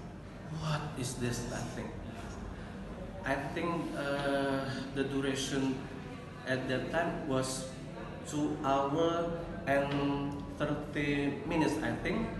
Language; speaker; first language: English; non-native, learner; Indonesian